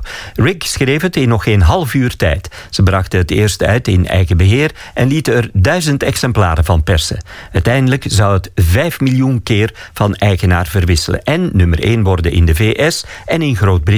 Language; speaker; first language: Dutch; native; Dutch